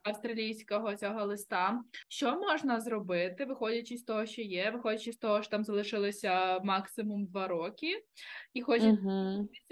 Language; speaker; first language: Ukrainian; native; Ukrainian